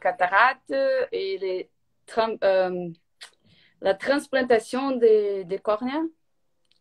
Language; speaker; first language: French; non-native, learner; Portuguese